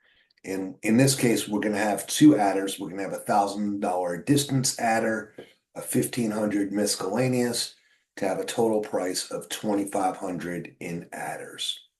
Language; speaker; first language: English; native; English